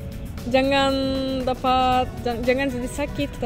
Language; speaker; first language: Indonesian; non-native, fluent; Turkish